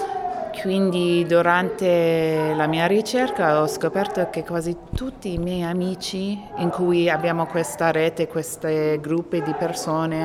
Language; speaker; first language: Italian; non-native, fluent; Arabic